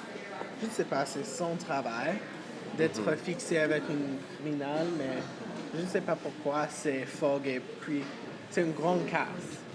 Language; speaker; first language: French; non-native, fluent; English